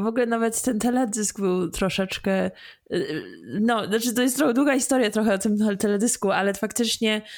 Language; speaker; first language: Polish; early bilingual, heritage; English